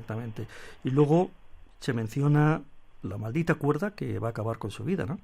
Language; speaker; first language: Spanish; native; Spanish